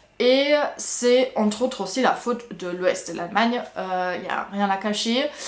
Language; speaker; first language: French; non-native, fluent; German